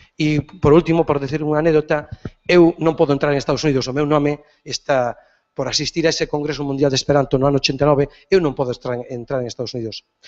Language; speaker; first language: Galician; native; Galician